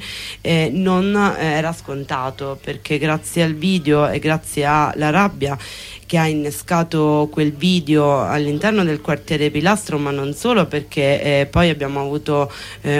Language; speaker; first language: Italian; native; Italian